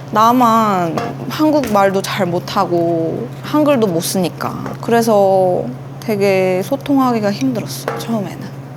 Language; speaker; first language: Korean; early bilingual, other home language; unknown